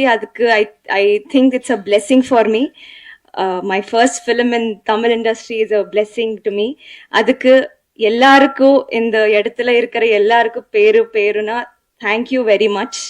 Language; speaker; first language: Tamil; non-native, learner; Telugu